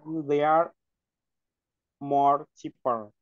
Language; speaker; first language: English; non-native, learner; Indonesian